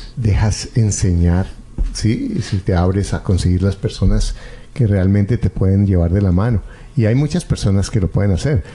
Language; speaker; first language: Spanish; native; Spanish